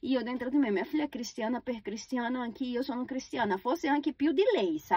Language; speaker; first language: Italian; non-native, fluent; Portuguese